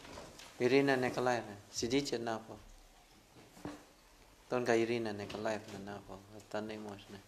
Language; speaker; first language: Russian; non-native, learner; Thai